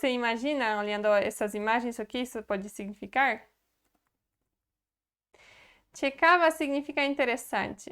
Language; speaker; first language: Portuguese; non-native, fluent; Polish